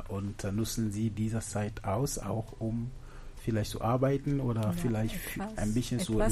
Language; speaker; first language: German; non-native, fluent; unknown